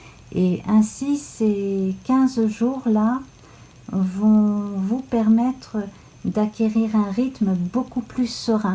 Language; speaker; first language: French; native; French